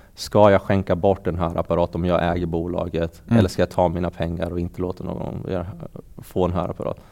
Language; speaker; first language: Swedish; early bilingual, other home language; Persian